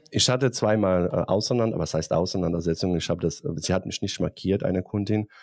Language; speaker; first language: German; non-native, fluent; Bosnian